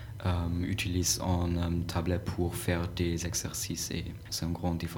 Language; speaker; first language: French; non-native, learner; German